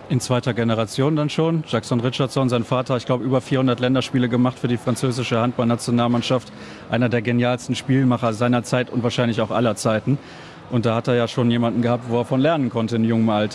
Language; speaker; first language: German; native; German